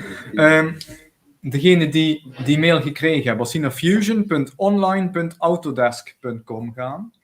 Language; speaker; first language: Dutch; native; Dutch